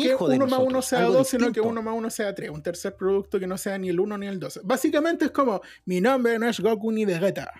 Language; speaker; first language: Spanish; native; Spanish